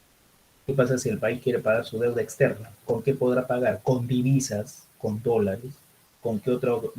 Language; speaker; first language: Spanish; native; Spanish